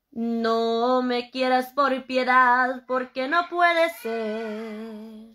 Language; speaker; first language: Spanish; native; Spanish